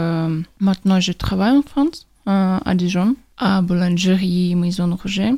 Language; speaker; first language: French; non-native, learner; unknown